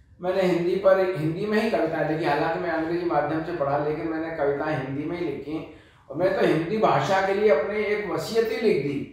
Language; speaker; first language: Hindi; native; Hindi